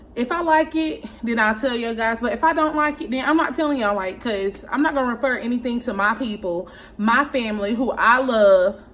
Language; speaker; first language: English; native; English